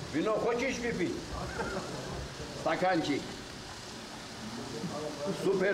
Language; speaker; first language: Russian; non-native, learner; Georgian